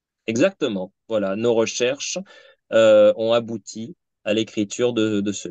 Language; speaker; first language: French; native; French